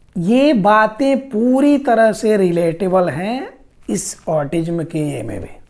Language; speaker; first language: Hindi; non-native, local second language; Bhojpuri